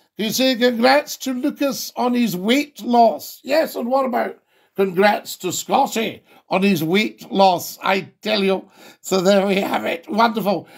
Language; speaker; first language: English; native; English